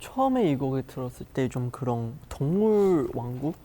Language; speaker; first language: Korean; non-native, fluent; Chinese